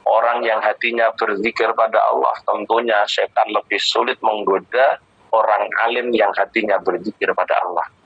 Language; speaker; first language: Indonesian; native; Indonesian